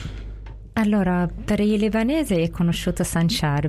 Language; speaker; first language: Italian; non-native, fluent; Arabic